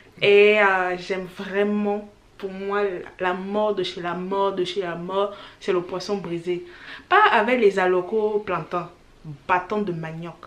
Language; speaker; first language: French; early bilingual, other home language; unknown